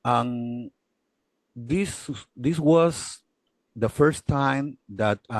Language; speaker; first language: English; non-native, learner; Spanish